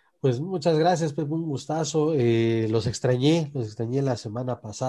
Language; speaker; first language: Spanish; native; Spanish